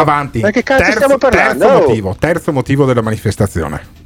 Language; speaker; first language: Italian; native; Italian